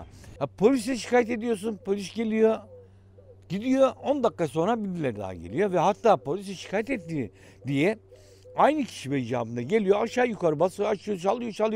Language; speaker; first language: Turkish; native; Turkish